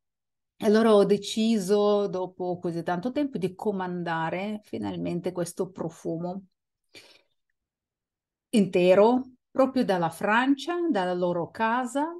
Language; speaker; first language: Italian; non-native, fluent; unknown